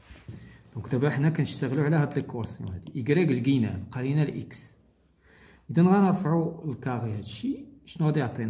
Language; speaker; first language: Arabic; native; Arabic